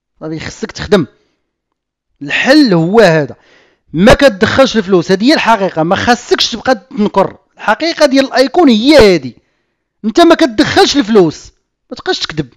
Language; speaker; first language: Arabic; native; Arabic